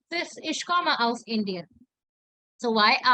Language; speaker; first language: German; non-native, learner; Hindi